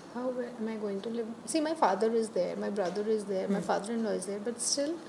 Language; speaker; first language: English; non-native, local second language; Hindi